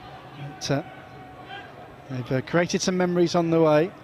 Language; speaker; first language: English; native; English